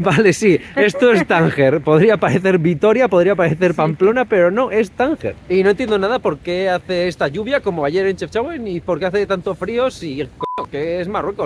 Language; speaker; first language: Spanish; native; Spanish